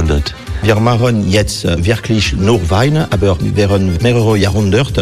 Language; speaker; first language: German; non-native, fluent; French